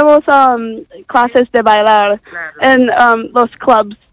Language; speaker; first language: Spanish; non-native, learner; English